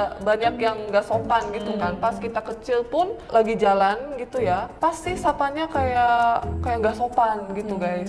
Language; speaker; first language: Indonesian; early bilingual, other home language; Korean